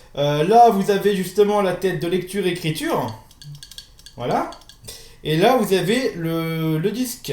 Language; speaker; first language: French; native; French